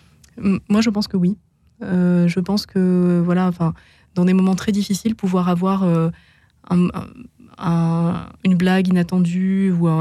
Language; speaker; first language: French; native; French